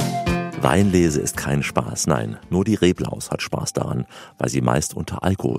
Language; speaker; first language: German; native; German